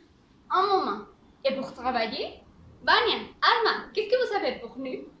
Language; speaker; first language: French; non-native, learner; Spanish